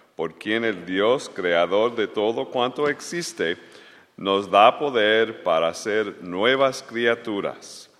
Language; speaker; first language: Spanish; native; Spanish